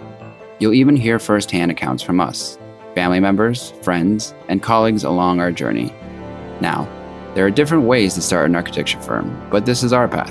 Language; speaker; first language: English; native; English